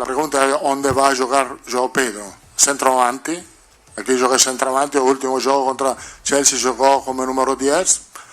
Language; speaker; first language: Portuguese; non-native, learner; Italian